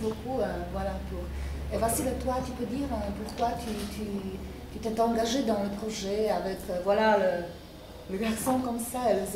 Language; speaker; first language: French; non-native, fluent; Polish